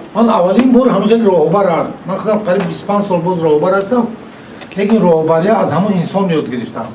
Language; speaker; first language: Persian; native; Persian